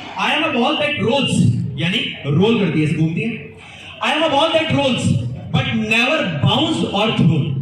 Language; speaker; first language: Hindi; native; Hindi